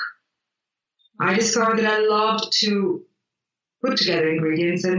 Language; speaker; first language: English; non-native, fluent; Italian